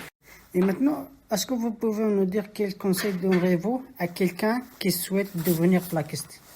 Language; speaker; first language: French; non-native, learner; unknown